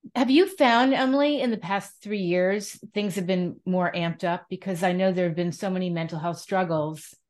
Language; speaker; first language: English; native; English